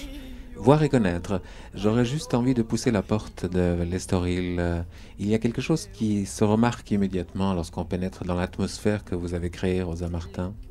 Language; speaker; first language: French; native; French